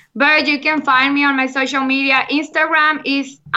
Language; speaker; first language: English; non-native, learner; Spanish